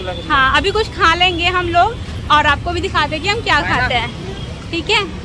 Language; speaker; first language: Hindi; native; Hindi